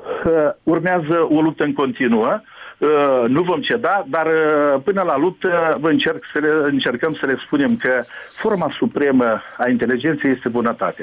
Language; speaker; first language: Romanian; native; Romanian